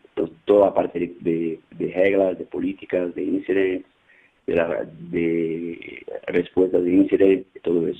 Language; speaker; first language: Spanish; non-native, fluent; Portuguese